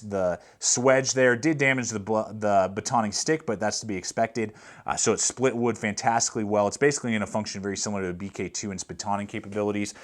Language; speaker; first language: English; native; English